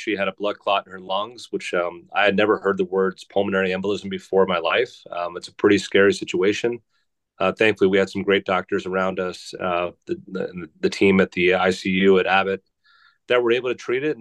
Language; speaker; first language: English; native; English